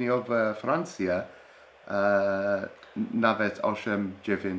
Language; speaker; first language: Polish; non-native, learner; English